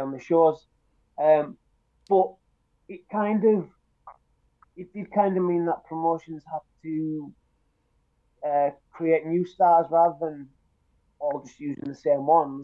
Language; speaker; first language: English; native; English